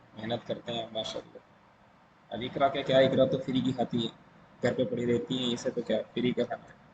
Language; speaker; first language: Urdu; native; Urdu